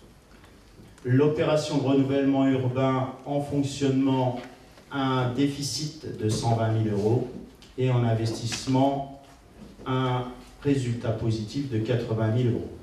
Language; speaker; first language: French; native; French